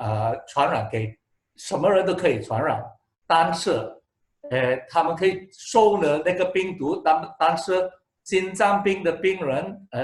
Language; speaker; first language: Chinese; non-native, local second language; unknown